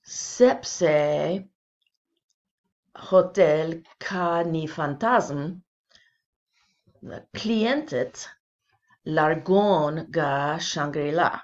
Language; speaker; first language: Albanian; non-native, learner; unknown